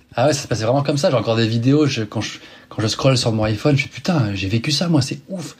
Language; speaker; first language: French; native; French